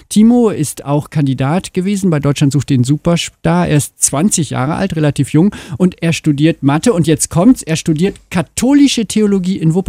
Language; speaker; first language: German; native; German